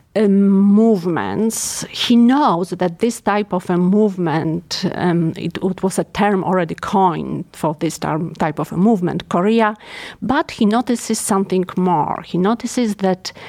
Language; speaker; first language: English; non-native, fluent; Polish